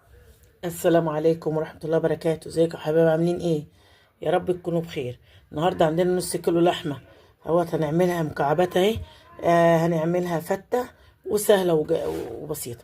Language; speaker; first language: Arabic; native; Arabic